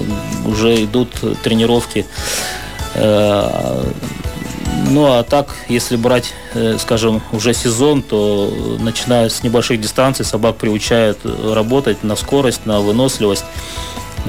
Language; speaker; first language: Russian; native; Russian